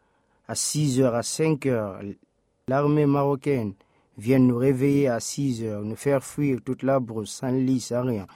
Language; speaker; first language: French; non-native, local second language; Fula